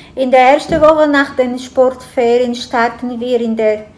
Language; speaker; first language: German; non-native, learner; Portuguese